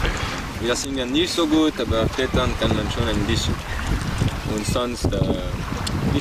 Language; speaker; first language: German; non-native, local second language; French